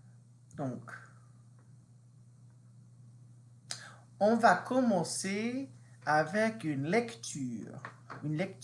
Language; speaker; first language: French; non-native, fluent; English